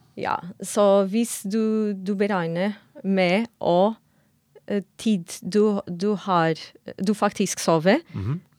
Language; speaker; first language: Norwegian; non-native, fluent; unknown